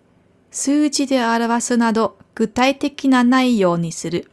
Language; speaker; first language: Japanese; non-native, fluent; German